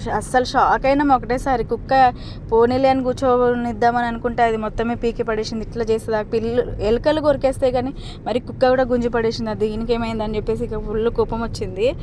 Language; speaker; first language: Telugu; native; Telugu